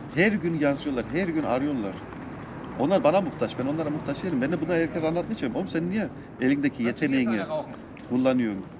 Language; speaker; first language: Turkish; early bilingual, heritage; Turkish